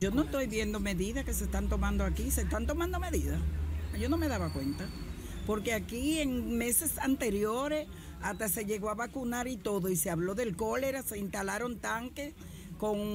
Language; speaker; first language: Spanish; native; Spanish